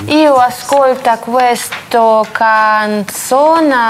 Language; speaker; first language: Italian; non-native, learner; Russian